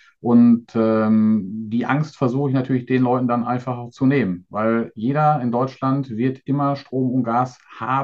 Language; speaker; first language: German; native; German